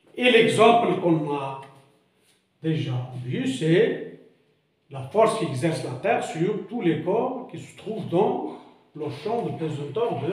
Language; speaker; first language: French; non-native, local second language; Arabic